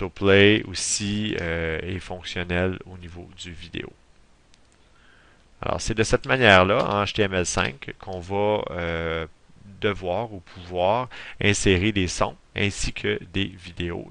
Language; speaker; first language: French; native; French